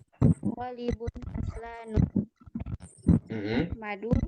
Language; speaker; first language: Arabic; non-native, learner; Indonesian